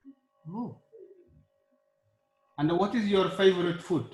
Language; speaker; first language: English; non-native, learner; Arabic